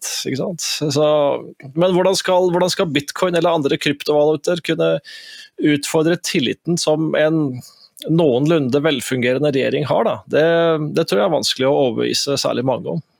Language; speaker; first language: Norwegian; native; Norwegian